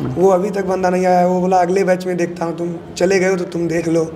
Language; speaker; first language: Hindi; native; Hindi